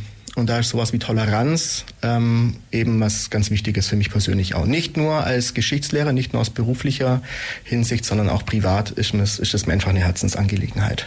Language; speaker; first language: German; native; German